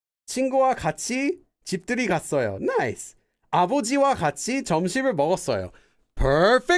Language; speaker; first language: Korean; non-native, fluent; English